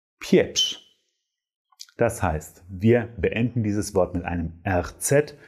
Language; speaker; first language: German; non-native, fluent; Polish